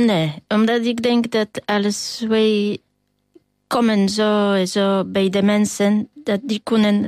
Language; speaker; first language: Dutch; non-native, fluent; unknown